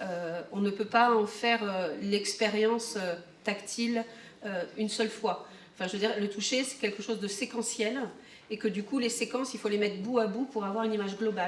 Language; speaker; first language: French; native; French